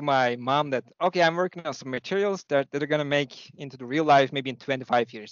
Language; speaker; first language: English; non-native, fluent; Turkish